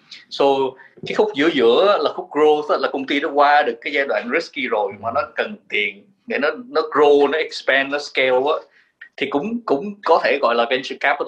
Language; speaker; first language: Vietnamese; native; Vietnamese